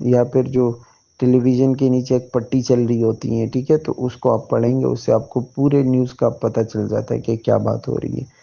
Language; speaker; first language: Urdu; native; Urdu